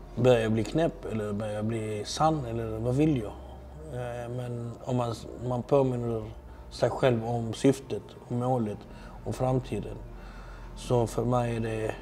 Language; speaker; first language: Swedish; early bilingual, other home language; Arabic